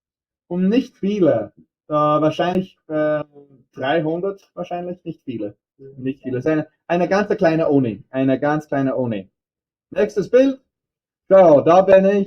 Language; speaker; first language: German; non-native, fluent; English